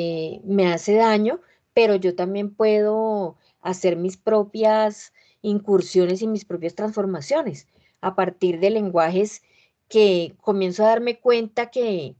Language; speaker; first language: Spanish; native; Spanish